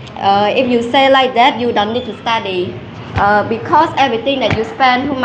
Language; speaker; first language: English; non-native, learner; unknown